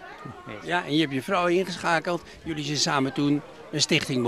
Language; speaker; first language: Dutch; native; Dutch